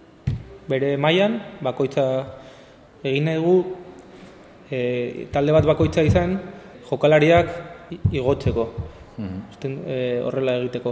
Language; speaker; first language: Basque; non-native, local second language; Spanish